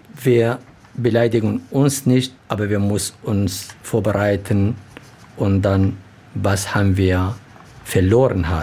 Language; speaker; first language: German; non-native, learner; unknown